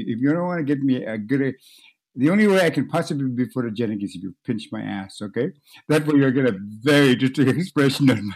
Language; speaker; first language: English; non-native, fluent; Cree